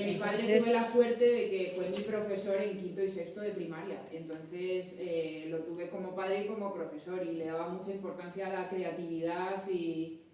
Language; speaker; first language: Spanish; native; Spanish